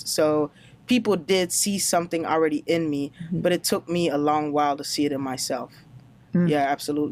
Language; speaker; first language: English; non-native, fluent; German